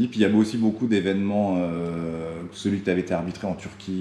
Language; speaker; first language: French; native; French